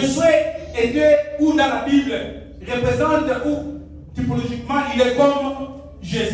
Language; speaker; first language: French; non-native, local second language; Lingala